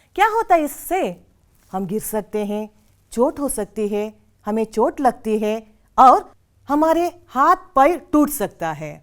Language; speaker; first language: Hindi; non-native, local second language; Kannada